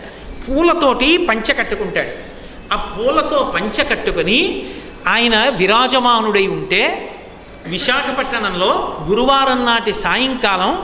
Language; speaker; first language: Telugu; native; Telugu